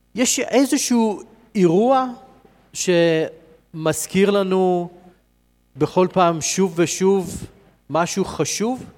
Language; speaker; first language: Hebrew; non-native, fluent; English